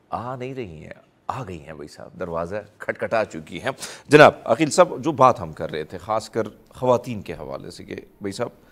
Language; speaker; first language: Urdu; non-native, local second language; Punjabi